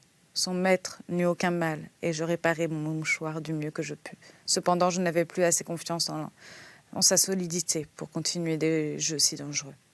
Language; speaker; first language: French; native; French